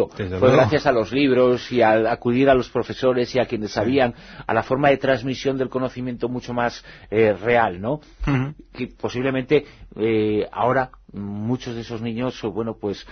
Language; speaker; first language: Spanish; native; Spanish